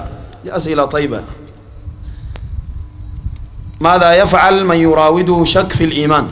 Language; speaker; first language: Arabic; native; Arabic